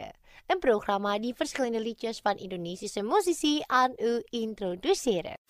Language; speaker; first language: Dutch; non-native, fluent; Indonesian